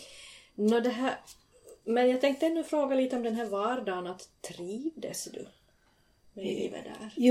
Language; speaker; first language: Swedish; native; Swedish